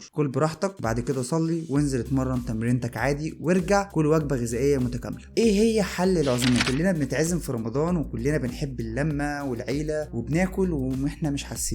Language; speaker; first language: Arabic; native; Arabic